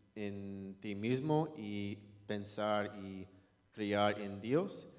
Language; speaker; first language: Spanish; non-native, learner; English